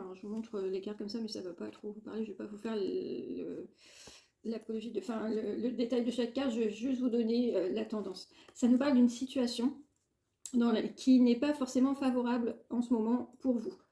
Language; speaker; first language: French; native; French